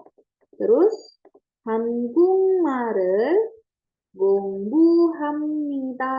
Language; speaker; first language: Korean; non-native, learner; Indonesian